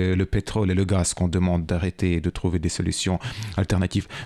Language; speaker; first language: French; non-native, fluent; Ukrainian